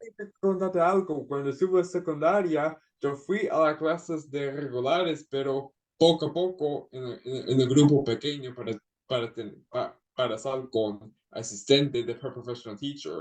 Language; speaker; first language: Spanish; early bilingual, heritage; Spanish